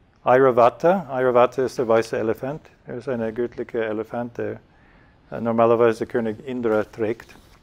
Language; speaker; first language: German; non-native, fluent; English